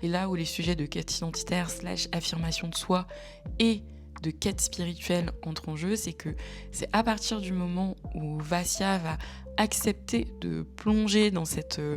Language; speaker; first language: French; native; French